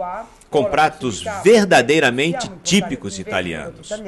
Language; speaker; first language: Portuguese; non-native, fluent; Italian